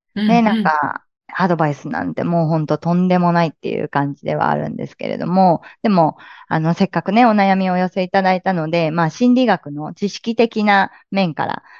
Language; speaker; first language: Japanese; native; Japanese